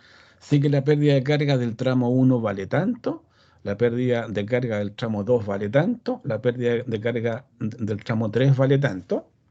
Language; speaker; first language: Spanish; native; Spanish